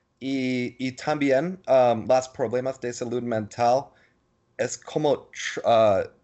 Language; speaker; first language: Spanish; non-native, learner; English